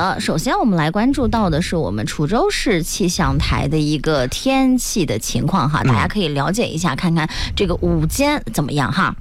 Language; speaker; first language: Chinese; native; Chinese